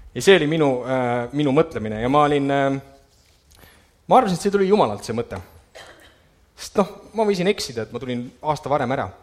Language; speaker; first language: Estonian; native; Estonian